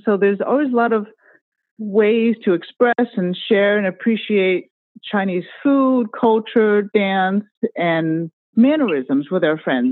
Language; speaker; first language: English; native; English